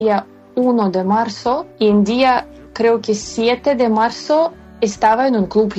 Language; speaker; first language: Spanish; non-native, fluent; Ukrainian